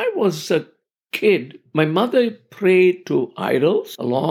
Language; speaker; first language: English; non-native, local second language; Tamil